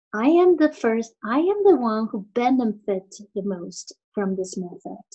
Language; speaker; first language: English; non-native, fluent; Chinese